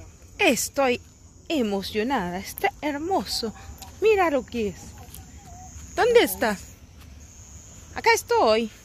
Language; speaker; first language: Spanish; non-native, learner; Haitian Creole